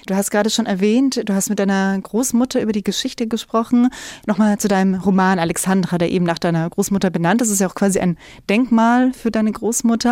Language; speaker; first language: German; native; German